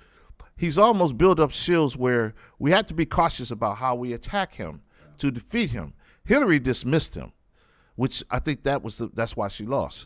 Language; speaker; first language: English; native; English